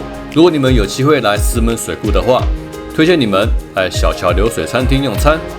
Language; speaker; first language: Chinese; native; Chinese